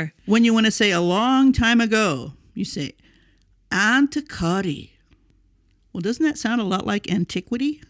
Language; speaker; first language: English; native; English